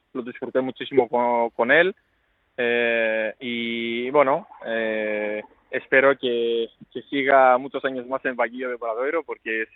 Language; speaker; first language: Spanish; non-native, fluent; Greek